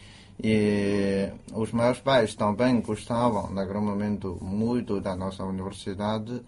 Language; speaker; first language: Portuguese; non-native, fluent; Chinese